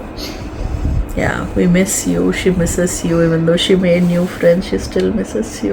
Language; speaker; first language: English; non-native, local second language; Telugu